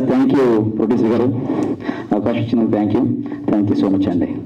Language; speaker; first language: Telugu; native; Telugu